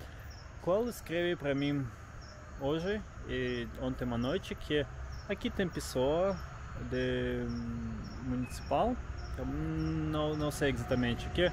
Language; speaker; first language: Portuguese; non-native, learner; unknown